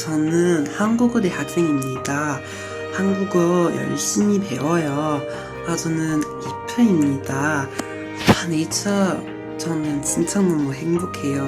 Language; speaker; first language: Korean; non-native, learner; French